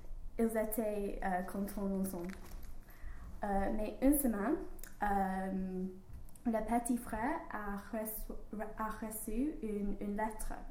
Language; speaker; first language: French; non-native, learner; English